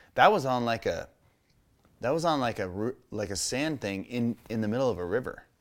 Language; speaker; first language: English; native; English